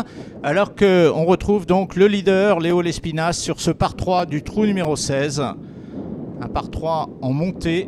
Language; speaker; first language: French; native; French